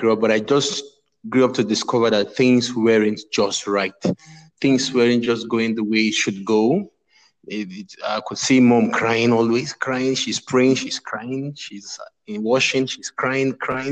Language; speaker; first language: English; non-native, local second language; Igbo